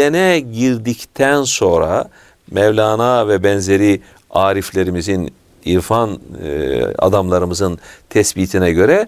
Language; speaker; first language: Turkish; native; Turkish